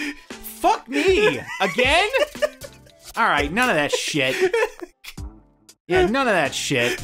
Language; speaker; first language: English; native; English